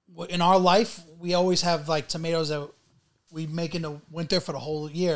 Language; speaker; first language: English; early bilingual, other home language; Italian